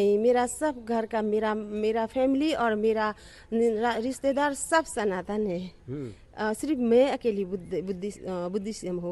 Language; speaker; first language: Hindi; non-native, learner; Nepali